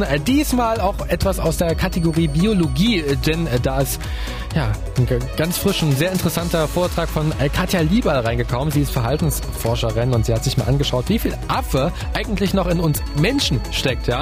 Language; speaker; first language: German; native; German